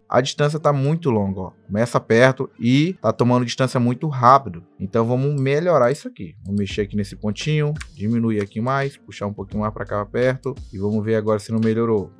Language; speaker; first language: Portuguese; native; Portuguese